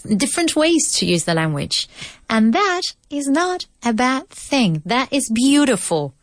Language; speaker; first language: English; non-native, fluent; Spanish